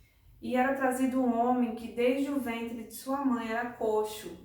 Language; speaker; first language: Portuguese; native; Portuguese